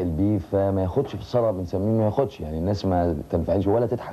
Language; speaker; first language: Arabic; native; Arabic